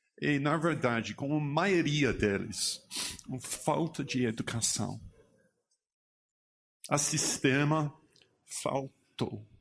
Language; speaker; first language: Portuguese; non-native, learner; English